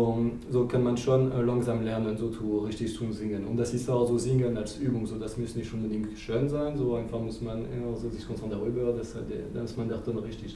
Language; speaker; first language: German; non-native, fluent; French